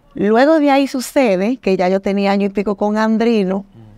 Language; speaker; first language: Spanish; native; Spanish